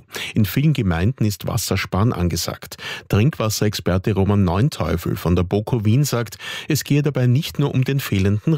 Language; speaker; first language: German; native; German